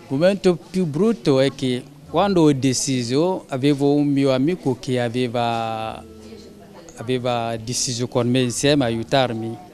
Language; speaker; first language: Italian; non-native, learner; French